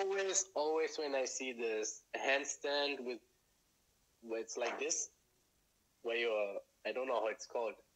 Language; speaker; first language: English; non-native, fluent; German